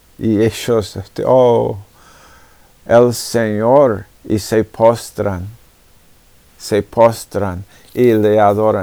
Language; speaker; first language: Spanish; non-native, fluent; English